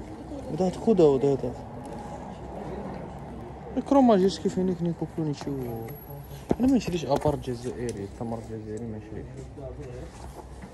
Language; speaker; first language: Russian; non-native, learner; Arabic